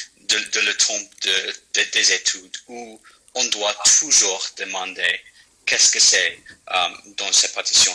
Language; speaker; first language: French; non-native, fluent; English